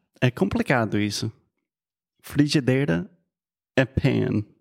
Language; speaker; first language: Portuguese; non-native, fluent; English